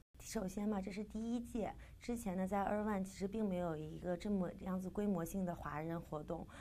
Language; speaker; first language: Chinese; native; Chinese